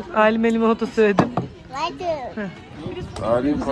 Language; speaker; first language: Turkish; native; Turkish